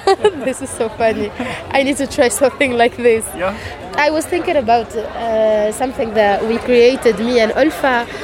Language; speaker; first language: English; non-native, fluent; Arabic